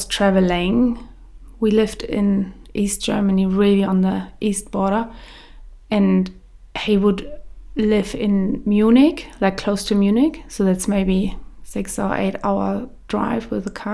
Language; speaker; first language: English; early bilingual, other home language; German